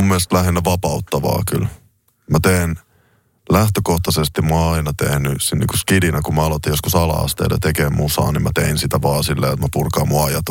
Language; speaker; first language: Finnish; native; Finnish